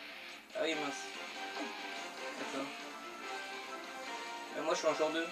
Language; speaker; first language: French; native; French